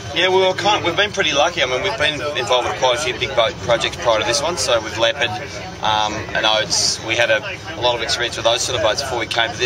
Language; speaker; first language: English; native; English